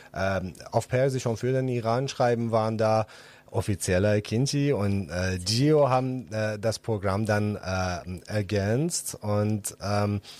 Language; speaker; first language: German; non-native, fluent; Persian